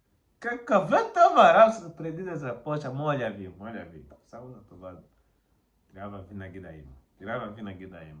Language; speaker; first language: Bulgarian; non-native, learner; Portuguese